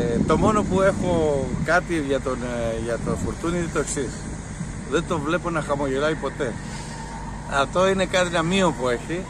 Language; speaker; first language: Greek; non-native, fluent; Spanish